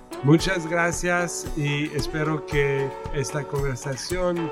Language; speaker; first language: Spanish; non-native, fluent; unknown